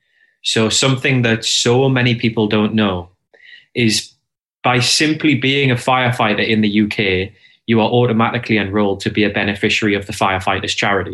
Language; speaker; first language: English; native; English